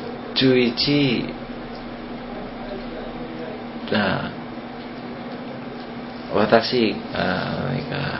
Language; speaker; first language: Japanese; non-native, learner; Indonesian